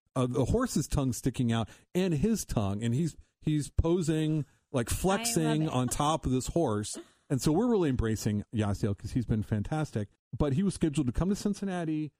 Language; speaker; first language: English; native; English